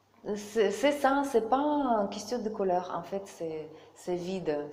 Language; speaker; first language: French; non-native, learner; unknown